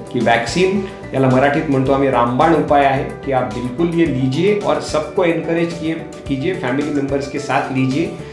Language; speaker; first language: Hindi; non-native, local second language; Marathi